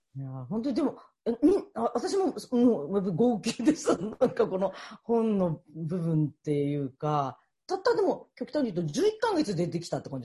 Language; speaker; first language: Japanese; native; Japanese